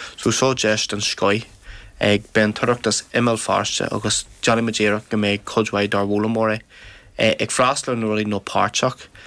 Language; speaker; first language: Irish; non-native, local second language; English